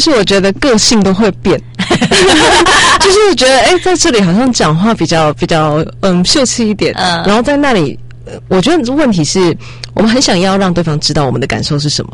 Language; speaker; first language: Chinese; native; Chinese